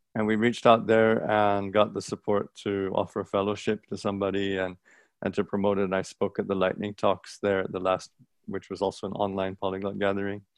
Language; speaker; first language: English; native; English